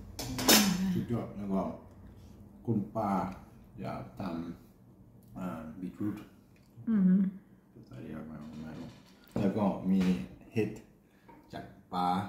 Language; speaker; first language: Thai; non-native, learner; Polish